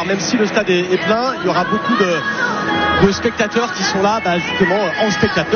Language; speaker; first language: French; native; French